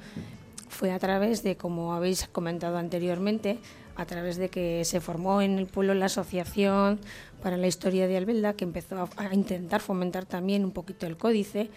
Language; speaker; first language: Spanish; native; Spanish